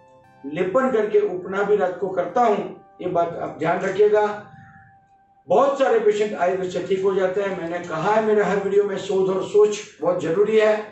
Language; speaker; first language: Hindi; non-native, local second language; Gujarati